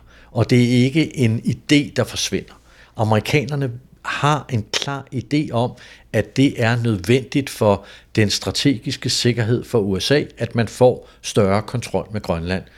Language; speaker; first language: Danish; native; Danish